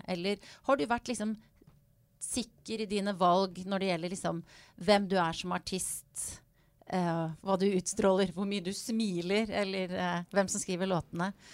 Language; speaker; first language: Norwegian; native; Norwegian